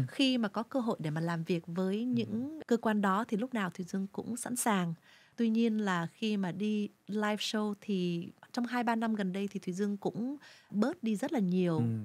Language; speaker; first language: Vietnamese; early bilingual, heritage; Vietnamese